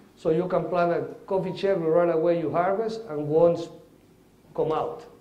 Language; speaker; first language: English; non-native, fluent; Spanish